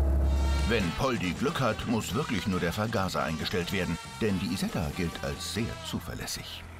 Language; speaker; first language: German; native; German